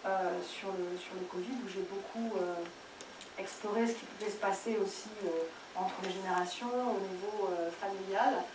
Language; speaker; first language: French; native; French